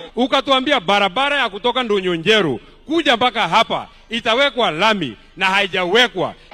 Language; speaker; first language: Swahili; non-native, local second language; Kikuyu